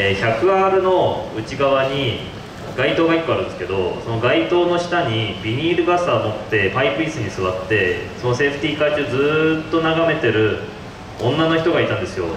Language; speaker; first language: Japanese; native; Japanese